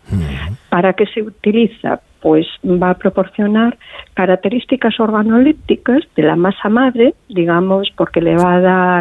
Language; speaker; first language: Spanish; native; Spanish